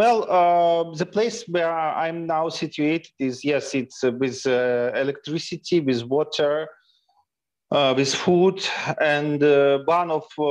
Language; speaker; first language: English; non-native, fluent; Ukrainian